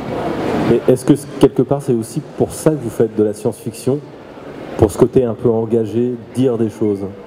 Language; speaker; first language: French; native; French